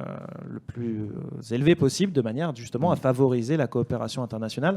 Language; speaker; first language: French; native; French